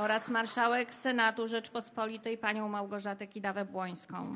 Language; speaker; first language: Polish; native; Polish